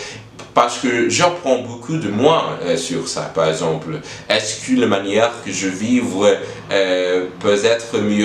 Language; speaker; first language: French; non-native, learner; English